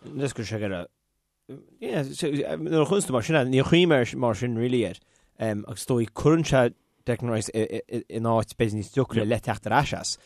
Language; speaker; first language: Irish; native; Irish